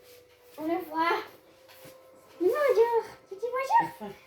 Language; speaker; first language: French; native; French